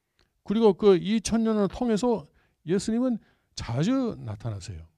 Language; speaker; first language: Korean; native; Korean